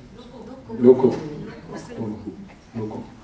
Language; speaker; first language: French; non-native, fluent; Arabic